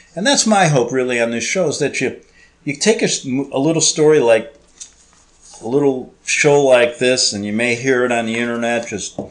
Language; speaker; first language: English; native; English